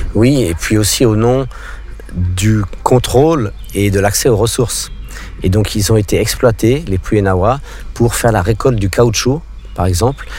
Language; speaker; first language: French; non-native, local second language; English